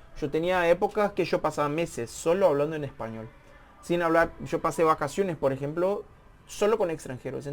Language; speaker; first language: Spanish; non-native, fluent; Portuguese